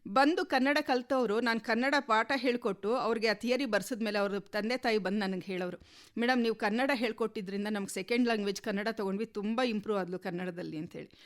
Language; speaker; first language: Kannada; native; Kannada